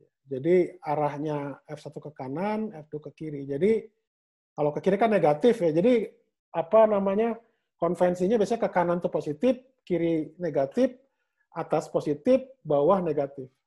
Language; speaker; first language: Indonesian; native; Indonesian